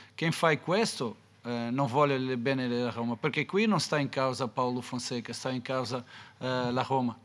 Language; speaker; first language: Italian; non-native, fluent; Portuguese